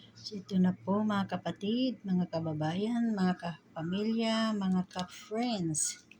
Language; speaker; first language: Filipino; native; Filipino